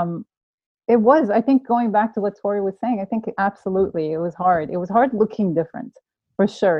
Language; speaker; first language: English; non-native, fluent; Persian